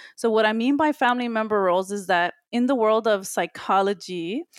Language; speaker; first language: English; early bilingual, other home language; Spanish